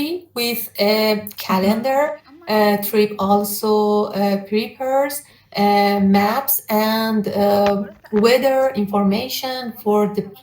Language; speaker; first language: English; non-native, learner; Persian